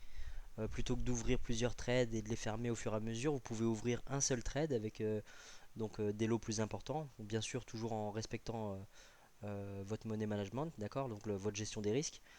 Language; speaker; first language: French; native; French